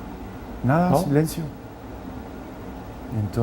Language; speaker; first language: Spanish; native; Spanish